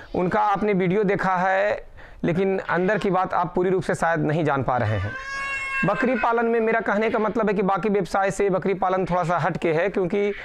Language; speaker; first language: Hindi; native; Hindi